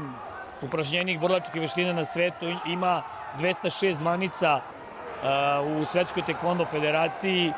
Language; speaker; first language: Serbian; native; Serbian